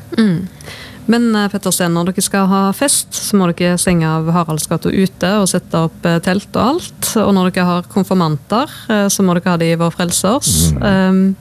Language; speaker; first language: Norwegian; native; Norwegian